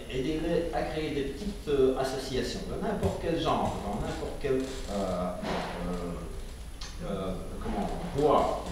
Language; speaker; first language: French; non-native, fluent; Ukrainian